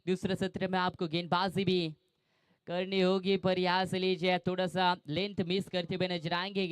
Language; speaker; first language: Hindi; non-native, local second language; Marathi